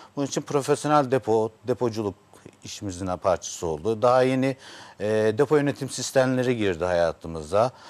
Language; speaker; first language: Turkish; native; Turkish